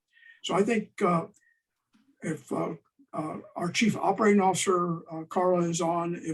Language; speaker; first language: English; native; English